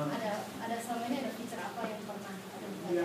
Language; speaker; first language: Indonesian; native; Indonesian